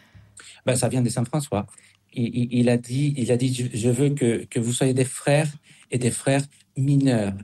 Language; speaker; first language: French; non-native, fluent; Spanish